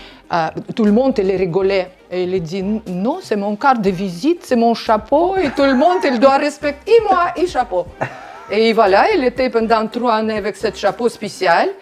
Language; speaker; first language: French; non-native, learner; Russian